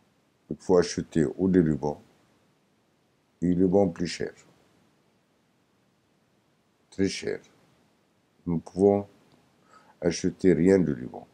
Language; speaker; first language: French; non-native, learner; Arabic